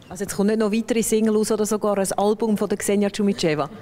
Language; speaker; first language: German; native; German